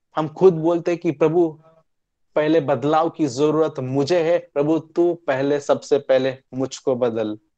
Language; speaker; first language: Hindi; non-native, local second language; Marathi